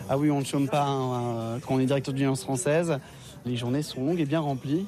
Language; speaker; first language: French; native; French